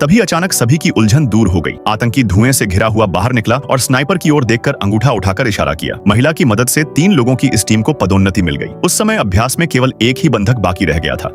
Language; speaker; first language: Hindi; native; Hindi